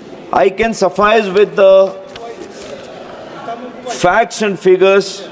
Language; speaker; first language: English; non-native, local second language; Kannada